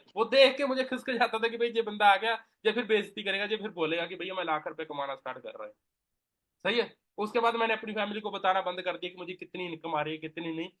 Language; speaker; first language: Hindi; non-native, local second language; Punjabi